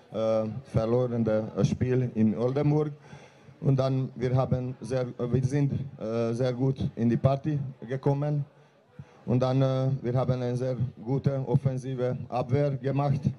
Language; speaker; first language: German; non-native, learner; Hungarian